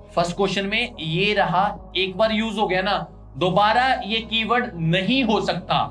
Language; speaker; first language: Hindi; non-native, local second language; Punjabi